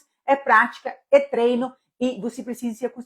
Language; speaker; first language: Portuguese; non-native, fluent; English